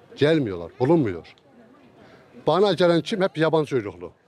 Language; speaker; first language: Turkish; native; Turkish